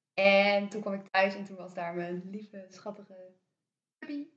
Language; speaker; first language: Dutch; native; Dutch